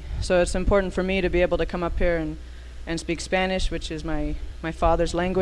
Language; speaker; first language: English; native; English